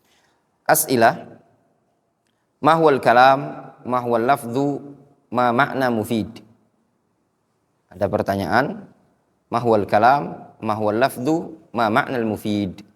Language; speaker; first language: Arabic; non-native, fluent; Indonesian